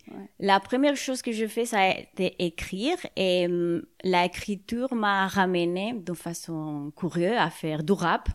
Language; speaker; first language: French; non-native, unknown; Spanish